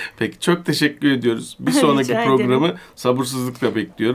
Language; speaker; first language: Turkish; native; Turkish